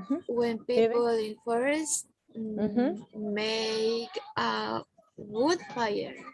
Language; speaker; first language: English; non-native, learner; Spanish